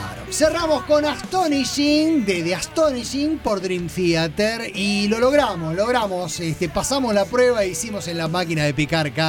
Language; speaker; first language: Spanish; native; Spanish